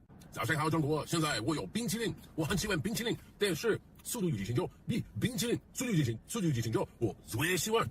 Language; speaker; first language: Chinese; non-native, learner; English